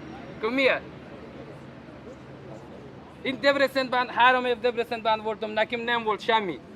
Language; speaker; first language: Hungarian; non-native, learner; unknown